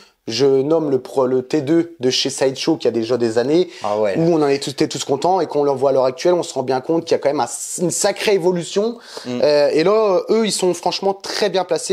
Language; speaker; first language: French; native; French